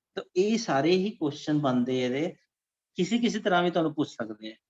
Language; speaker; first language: Hindi; non-native, local second language; Punjabi